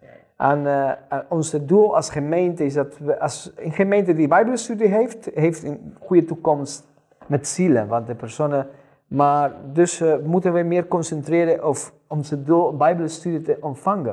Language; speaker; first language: Dutch; non-native, fluent; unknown